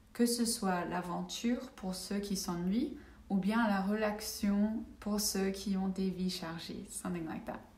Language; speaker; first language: French; non-native, fluent; English